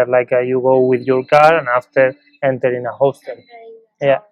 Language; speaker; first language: English; non-native, learner; Spanish